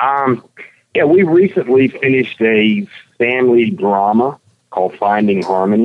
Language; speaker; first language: English; native; English